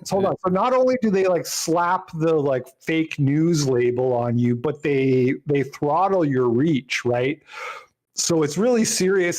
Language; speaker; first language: English; native; English